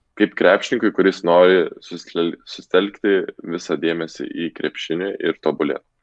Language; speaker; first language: Lithuanian; non-native, local second language; Polish